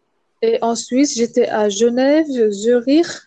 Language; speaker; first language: French; non-native, local second language; Arabic